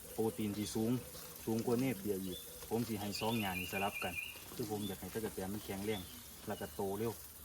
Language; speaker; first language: Thai; native; Thai